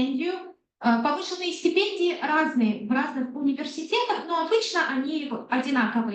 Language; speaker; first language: Russian; non-native, fluent; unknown